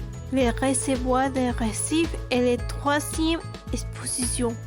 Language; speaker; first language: French; non-native, learner; Spanish